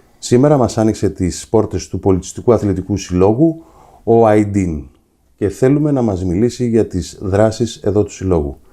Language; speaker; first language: Greek; native; Greek